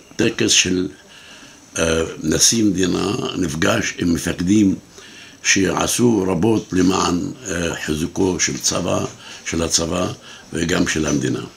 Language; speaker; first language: Hebrew; non-native, local second language; Arabic